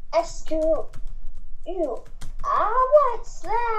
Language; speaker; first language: French; non-native, learner; Chinese